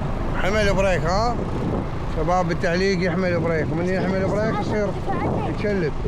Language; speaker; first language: Arabic; native; Arabic